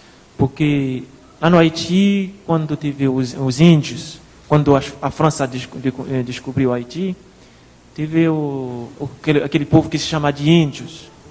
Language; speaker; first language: Portuguese; non-native, fluent; Haitian Creole